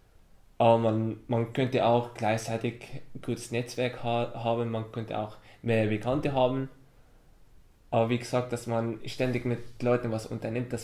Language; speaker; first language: German; non-native, fluent; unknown